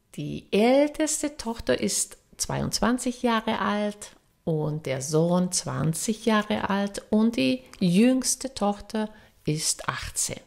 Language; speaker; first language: German; non-native, fluent; Finnish